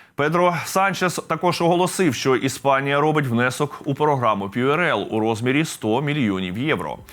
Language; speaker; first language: Ukrainian; native; Ukrainian